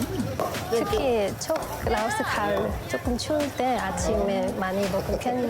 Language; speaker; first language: Korean; non-native, fluent; Lao